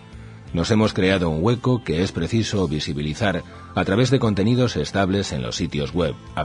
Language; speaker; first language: Spanish; native; Spanish